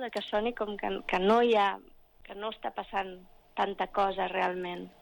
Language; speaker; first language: Catalan; non-native, local second language; English